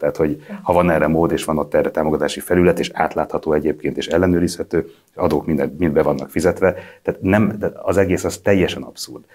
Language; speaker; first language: Hungarian; native; Hungarian